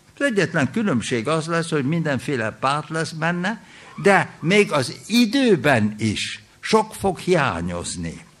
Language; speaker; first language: Hungarian; early bilingual, heritage; German